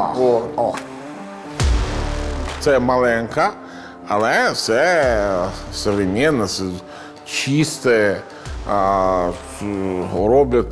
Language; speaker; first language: Ukrainian; non-native, learner; Italian